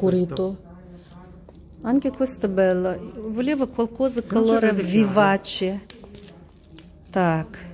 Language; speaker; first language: Italian; non-native, learner; Russian